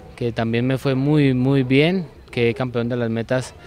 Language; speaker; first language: Spanish; native; Spanish